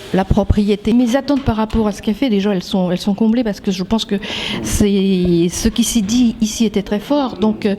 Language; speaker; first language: French; native; French